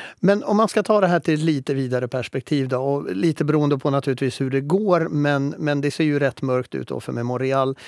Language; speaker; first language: Swedish; native; Swedish